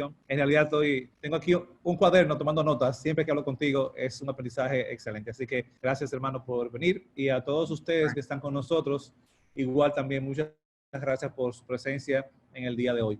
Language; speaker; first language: Spanish; native; Spanish